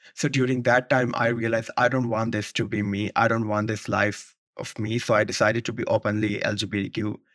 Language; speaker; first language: English; non-native, local second language; Urdu